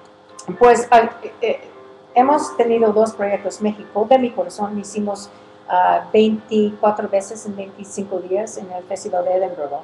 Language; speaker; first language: Spanish; early bilingual, heritage; English